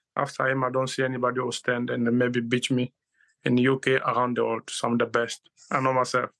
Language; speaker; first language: English; non-native, learner; Luba-Lulua